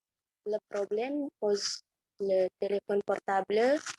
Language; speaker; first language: French; non-native, learner; Indonesian